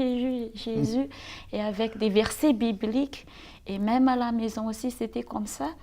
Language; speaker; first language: French; non-native, local second language; Malagasy